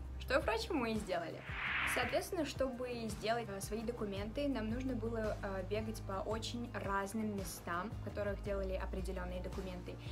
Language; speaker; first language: Russian; early bilingual, other home language; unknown